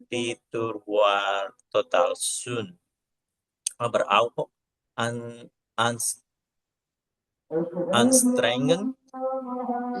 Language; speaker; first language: German; non-native, learner; Indonesian